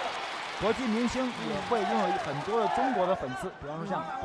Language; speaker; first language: Chinese; native; Chinese